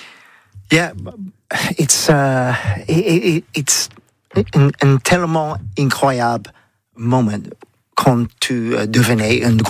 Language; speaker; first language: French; non-native, learner; English